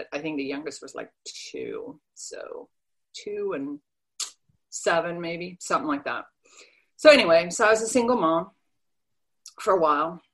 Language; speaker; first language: English; non-native, fluent; Danish